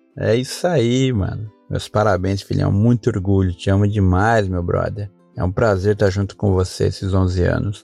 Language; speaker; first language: Portuguese; native; Portuguese